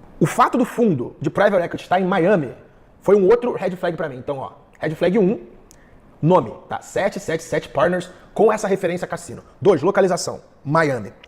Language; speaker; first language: Portuguese; early bilingual, heritage; Portuguese